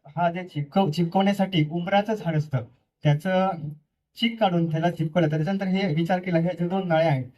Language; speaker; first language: Marathi; native; Marathi